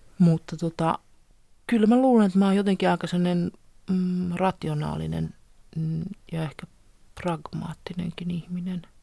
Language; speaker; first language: Finnish; native; Finnish